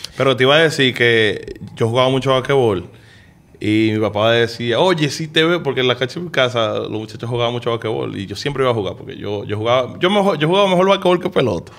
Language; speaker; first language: Spanish; early bilingual, heritage; Spanish